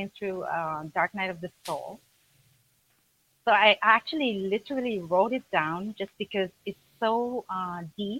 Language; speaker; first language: English; non-native, local second language; Filipino